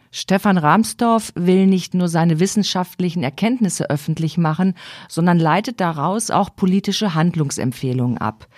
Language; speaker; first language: German; native; German